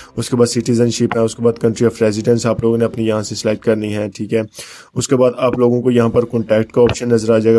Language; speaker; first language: Urdu; native; Urdu